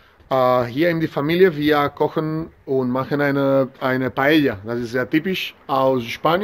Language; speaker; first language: German; non-native, learner; Spanish